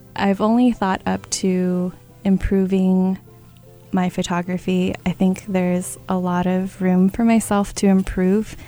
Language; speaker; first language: English; early bilingual, other home language; Chinese